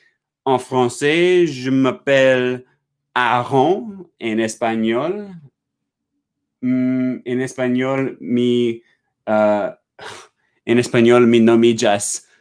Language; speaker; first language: French; non-native, learner; English